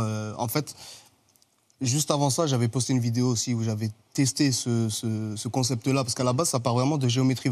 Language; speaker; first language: French; native; French